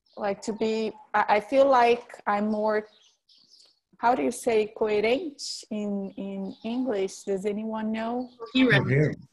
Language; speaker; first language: English; non-native, fluent; Portuguese